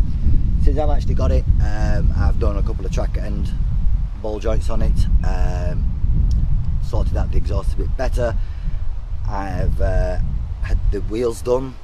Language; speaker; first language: English; native; English